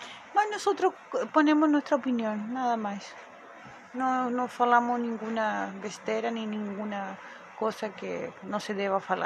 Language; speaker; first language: Portuguese; non-native, learner; Spanish